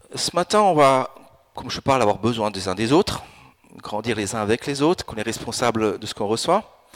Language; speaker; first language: French; early bilingual, other home language; Italian